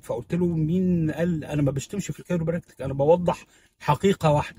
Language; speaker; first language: Arabic; native; Arabic